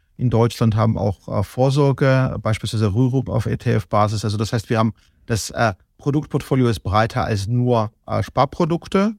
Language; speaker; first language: German; non-native, fluent; Georgian